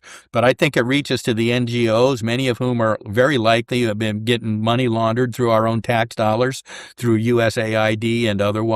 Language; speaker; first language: English; native; English